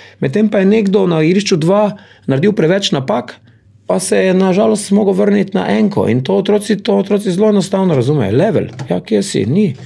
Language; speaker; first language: Slovenian; native; Slovenian